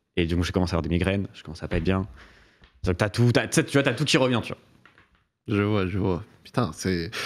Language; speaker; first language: French; native; French